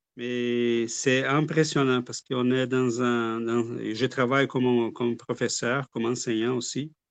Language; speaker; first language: French; non-native, fluent; Portuguese